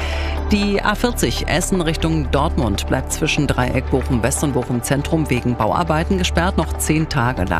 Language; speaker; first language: German; native; German